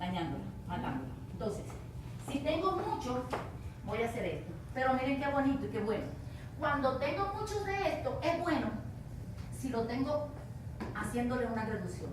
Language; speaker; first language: Spanish; native; Spanish